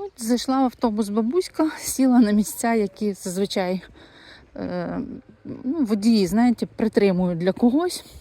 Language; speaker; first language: Ukrainian; non-native, local second language; Russian